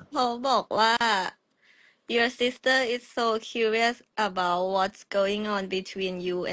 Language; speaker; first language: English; non-native, fluent; Thai